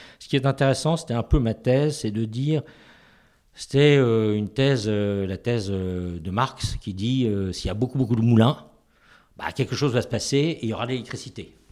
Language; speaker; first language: French; native; French